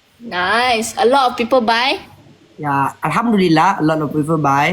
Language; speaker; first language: English; non-native, learner; Malay